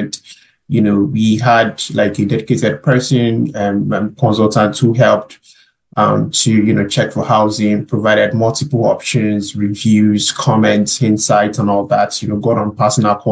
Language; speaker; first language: English; non-native, local second language; Yoruba